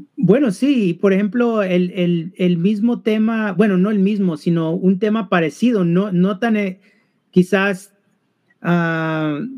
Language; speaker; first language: Spanish; early bilingual, heritage; Spanish